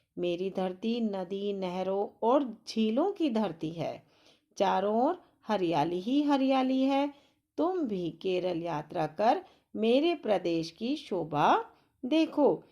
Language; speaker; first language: Hindi; native; Hindi